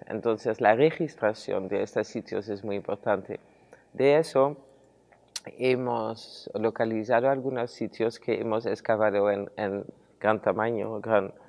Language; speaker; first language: Spanish; non-native, fluent; Dutch